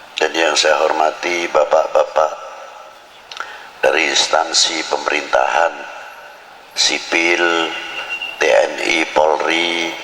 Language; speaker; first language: Indonesian; non-native, local second language; Javanese